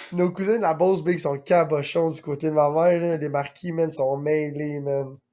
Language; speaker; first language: French; native; French